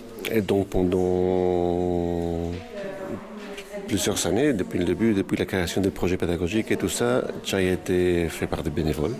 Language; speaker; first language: French; native; French